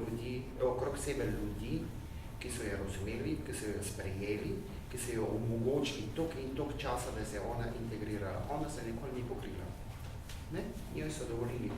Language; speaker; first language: Slovenian; early bilingual, heritage; Arabic